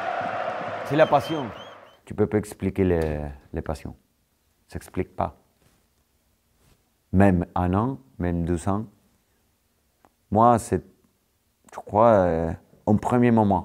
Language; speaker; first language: French; non-native, fluent; Spanish